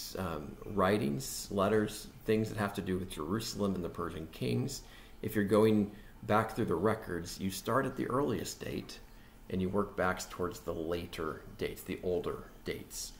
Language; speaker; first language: English; native; English